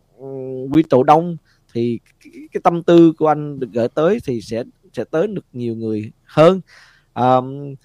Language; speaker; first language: Vietnamese; early bilingual, heritage; Vietnamese